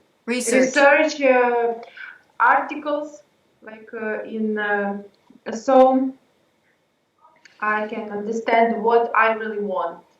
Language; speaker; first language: English; non-native, learner; Ukrainian